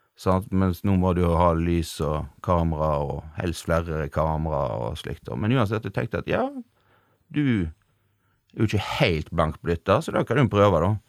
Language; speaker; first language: Norwegian; native; Norwegian